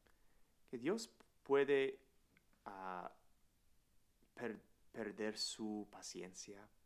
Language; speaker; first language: Spanish; non-native, fluent; English